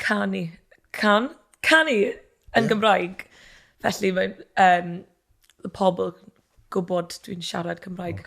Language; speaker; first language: Welsh; non-native, learner; English